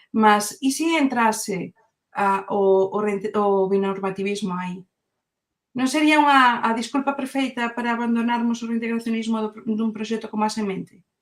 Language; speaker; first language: Galician; non-native, local second language; Spanish